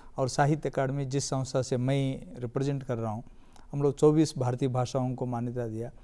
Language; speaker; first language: Hindi; non-native, local second language; Telugu